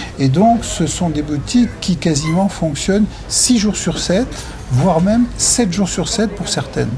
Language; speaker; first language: French; native; French